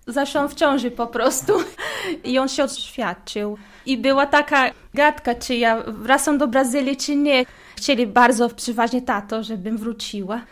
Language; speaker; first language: Polish; non-native, fluent; Portuguese